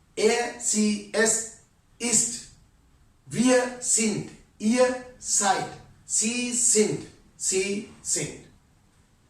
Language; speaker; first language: German; non-native, fluent; Sinhala